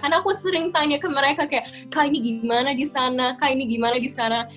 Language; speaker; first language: Indonesian; non-native, local second language; English